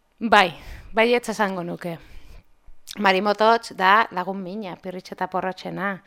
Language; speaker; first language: Basque; non-native, local second language; Spanish